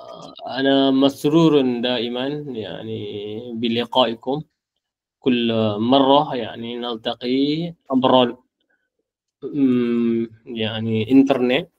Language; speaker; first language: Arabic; non-native, fluent; Malay